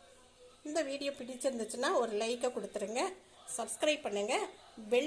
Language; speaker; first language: Tamil; native; Tamil